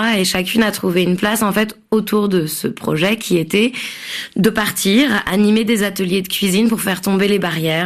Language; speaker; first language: French; native; French